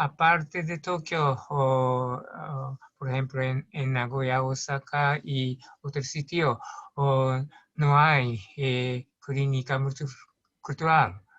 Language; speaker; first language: Spanish; non-native, learner; Japanese